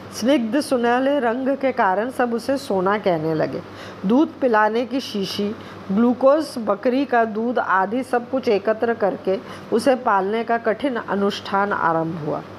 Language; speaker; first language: Hindi; non-native, local second language; Bangla